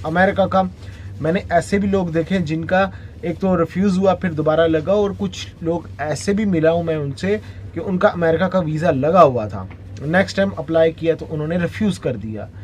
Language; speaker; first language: Urdu; native; Urdu